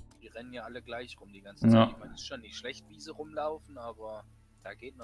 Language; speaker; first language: German; native; German